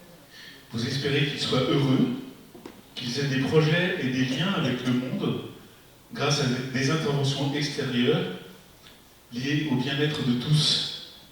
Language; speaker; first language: French; native; French